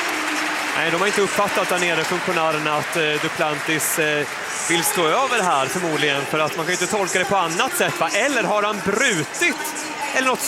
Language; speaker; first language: Swedish; native; Swedish